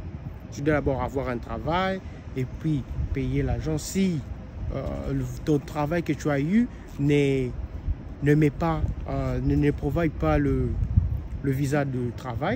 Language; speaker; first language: French; non-native, local second language; Lingala